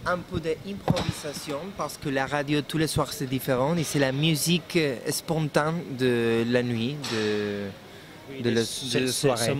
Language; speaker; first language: French; non-native, learner; Spanish